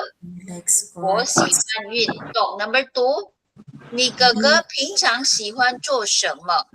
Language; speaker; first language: Chinese; non-native, fluent; Filipino